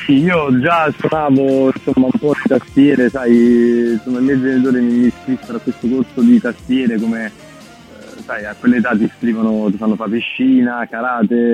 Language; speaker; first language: Italian; native; Italian